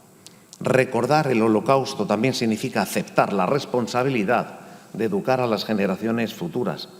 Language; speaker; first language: Spanish; native; Spanish